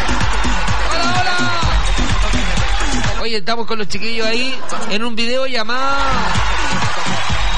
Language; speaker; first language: Spanish; native; Spanish